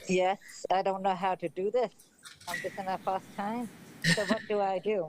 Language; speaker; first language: English; native; English